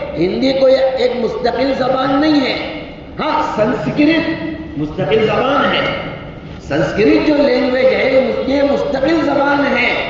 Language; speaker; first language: Urdu; native; Urdu